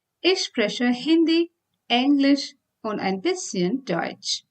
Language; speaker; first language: German; non-native, fluent; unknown